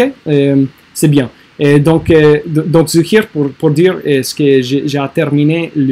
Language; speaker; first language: French; non-native, learner; English